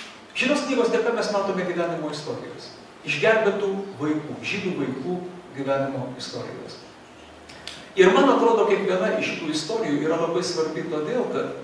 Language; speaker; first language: Lithuanian; native; Lithuanian